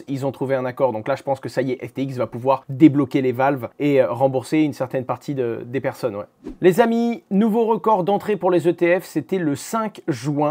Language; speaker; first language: French; native; French